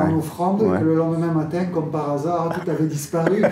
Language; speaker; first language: French; native; French